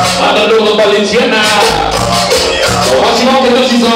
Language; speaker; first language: Spanish; native; Spanish